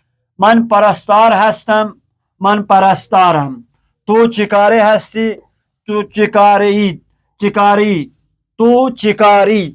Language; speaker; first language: Persian; non-native, fluent; Urdu